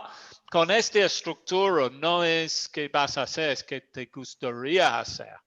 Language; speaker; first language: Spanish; non-native, fluent; English